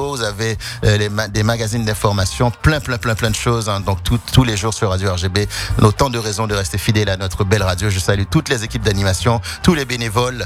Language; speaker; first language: French; native; French